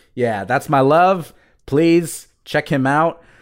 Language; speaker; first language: English; early bilingual, other home language; Spanish